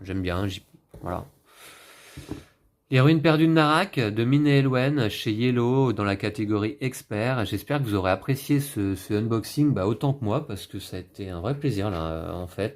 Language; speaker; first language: French; native; French